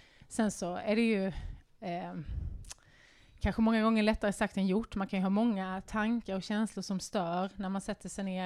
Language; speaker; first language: Swedish; native; Swedish